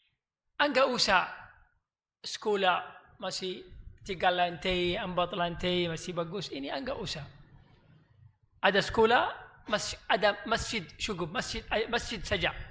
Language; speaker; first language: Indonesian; non-native, learner; Arabic